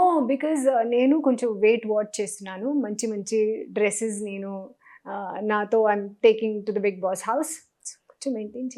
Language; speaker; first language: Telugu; non-native, local second language; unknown